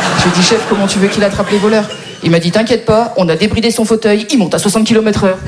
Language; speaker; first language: French; native; French